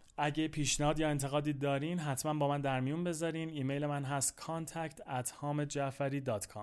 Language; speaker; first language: Persian; native; Persian